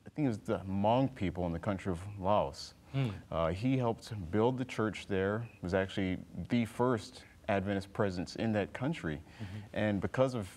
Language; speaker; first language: English; native; English